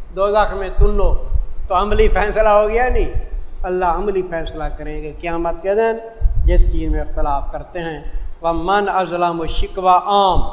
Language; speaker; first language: Urdu; non-native, local second language; Saraiki